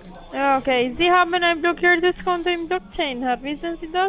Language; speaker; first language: German; non-native, learner; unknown